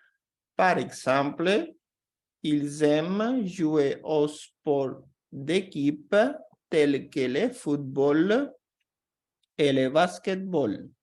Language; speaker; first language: French; non-native, fluent; Portuguese